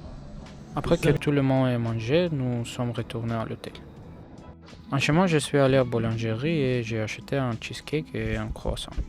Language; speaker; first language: French; non-native, learner; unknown